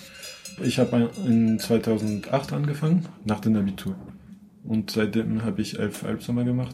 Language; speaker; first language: German; non-native, fluent; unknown